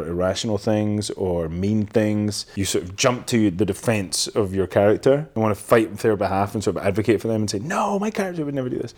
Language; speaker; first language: English; native; English